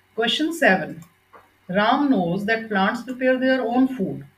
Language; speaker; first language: English; non-native, local second language; Punjabi